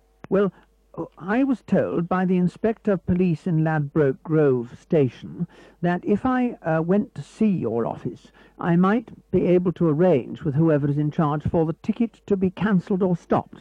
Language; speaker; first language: English; native; English